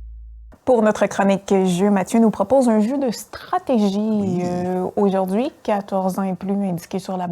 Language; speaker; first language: French; native; French